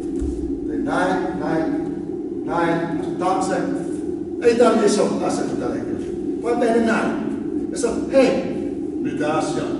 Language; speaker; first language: Finnish; non-native, learner; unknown